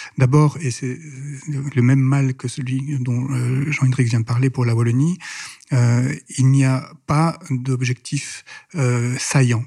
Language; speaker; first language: French; native; French